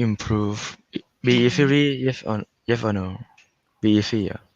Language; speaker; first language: English; non-native, learner; Thai